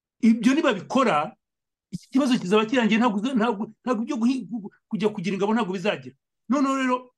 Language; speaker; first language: Kinyarwanda; native; Kinyarwanda